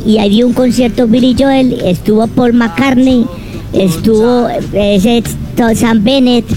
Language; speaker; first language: Spanish; native; Spanish